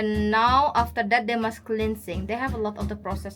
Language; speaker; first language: English; non-native, fluent; Indonesian